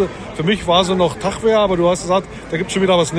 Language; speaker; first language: German; native; German